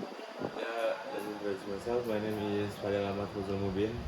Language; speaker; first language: English; non-native, learner; Indonesian